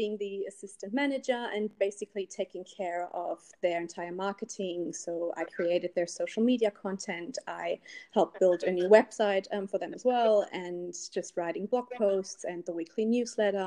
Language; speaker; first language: English; non-native, fluent; German